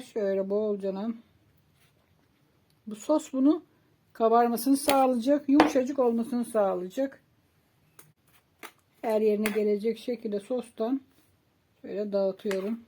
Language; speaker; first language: Turkish; native; Turkish